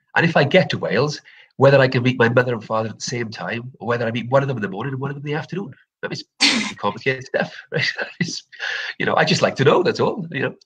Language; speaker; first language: English; native; English